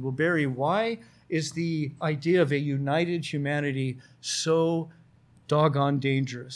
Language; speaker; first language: English; native; English